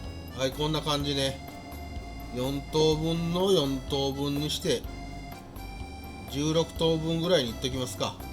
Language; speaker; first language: Japanese; native; Japanese